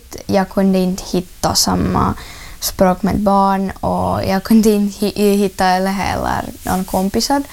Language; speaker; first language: Swedish; early bilingual, other home language; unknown